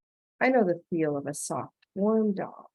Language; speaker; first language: English; native; English